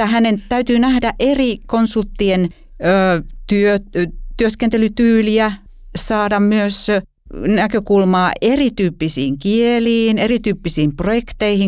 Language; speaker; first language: Finnish; native; Finnish